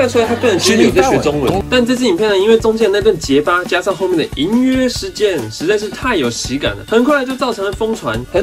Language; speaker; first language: Chinese; native; Chinese